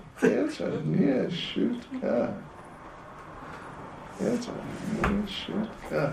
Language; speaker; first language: Russian; non-native, learner; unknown